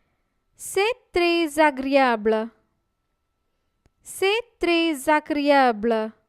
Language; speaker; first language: French; non-native, fluent; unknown